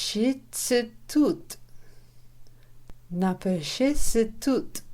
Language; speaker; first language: Ukrainian; non-native, learner; English